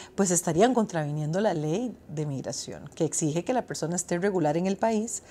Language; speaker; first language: Spanish; native; Spanish